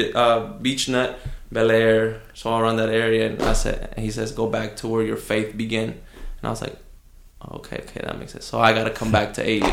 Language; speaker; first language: English; early bilingual, other home language; Spanish